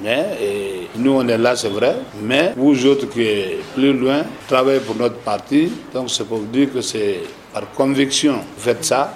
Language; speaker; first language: French; non-native, local second language; Susu